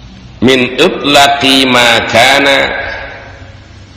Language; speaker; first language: Arabic; non-native, fluent; Sundanese